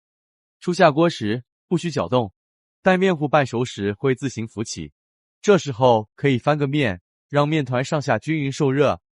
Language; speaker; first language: Chinese; native; Chinese